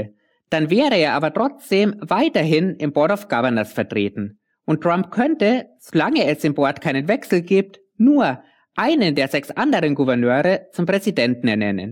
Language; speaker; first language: German; native; German